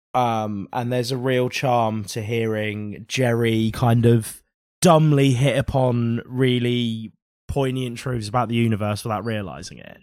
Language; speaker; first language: English; native; English